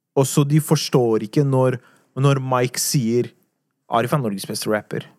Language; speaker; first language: Norwegian; native; Norwegian